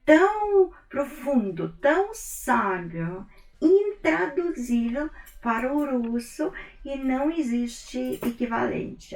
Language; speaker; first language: Portuguese; non-native, fluent; Russian